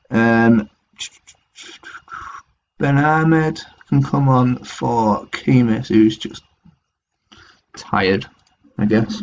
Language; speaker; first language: English; native; English